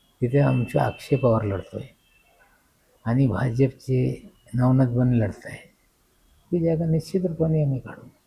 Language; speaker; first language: Marathi; non-native, local second language; Urdu